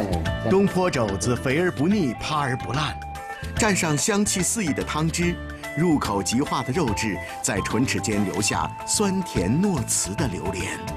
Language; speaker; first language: Chinese; native; Chinese